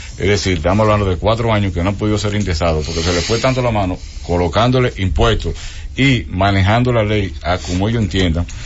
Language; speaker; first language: Spanish; native; Spanish